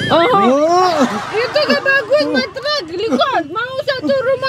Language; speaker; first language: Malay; non-native, learner; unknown